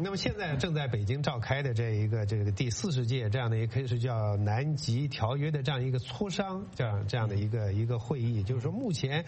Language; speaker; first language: Chinese; native; Chinese